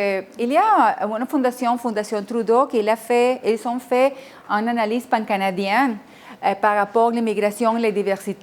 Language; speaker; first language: French; non-native, fluent; Spanish